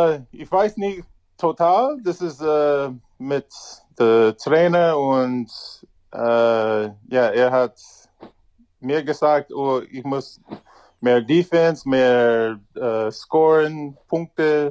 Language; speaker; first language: German; non-native, learner; English